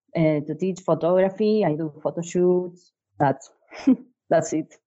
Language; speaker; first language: English; non-native, fluent; Spanish